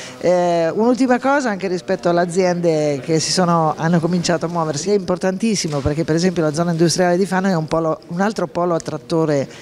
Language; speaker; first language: Italian; native; Italian